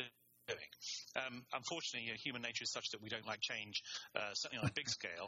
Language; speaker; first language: English; native; English